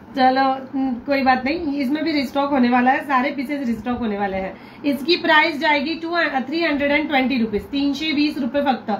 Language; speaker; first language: Hindi; non-native, local second language; Marathi